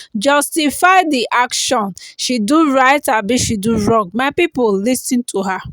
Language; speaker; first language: Nigerian Pidgin; native; Nigerian Pidgin